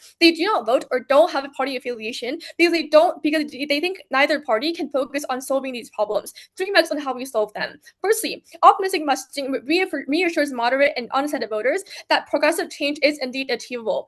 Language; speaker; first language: English; non-native, fluent; Chinese